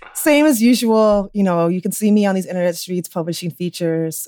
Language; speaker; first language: English; early bilingual, other home language; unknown